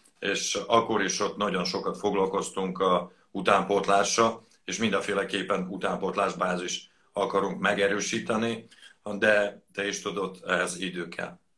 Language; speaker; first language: Hungarian; non-native, fluent; Russian